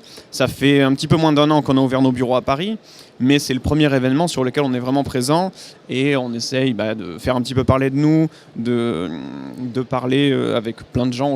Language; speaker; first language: French; native; French